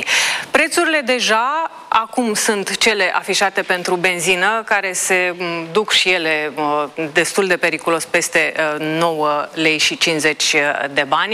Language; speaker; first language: Romanian; native; Romanian